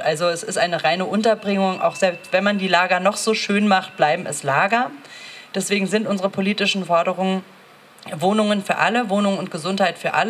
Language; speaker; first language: German; native; German